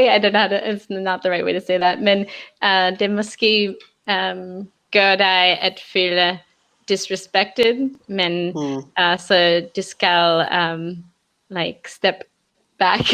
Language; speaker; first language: Danish; non-native, learner; English